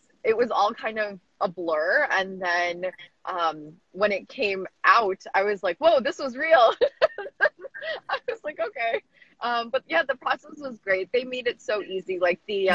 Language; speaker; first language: English; native; English